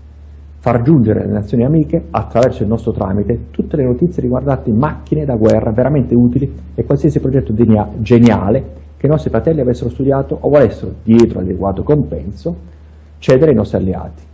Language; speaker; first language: Italian; native; Italian